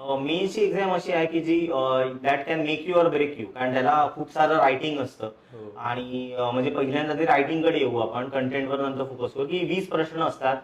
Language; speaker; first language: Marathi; native; Marathi